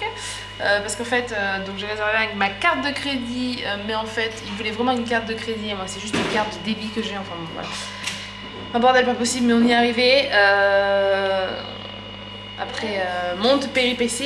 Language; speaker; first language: French; native; French